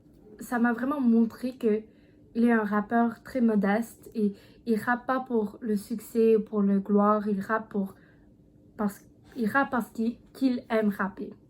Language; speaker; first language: French; non-native, learner; English